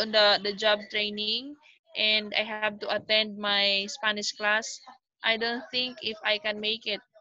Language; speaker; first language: English; non-native, local second language; Filipino